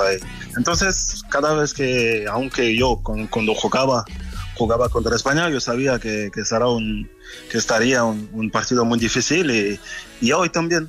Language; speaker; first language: Spanish; non-native, fluent; French